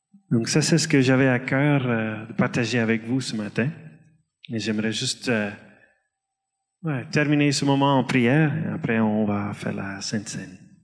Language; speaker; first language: French; non-native, fluent; Dutch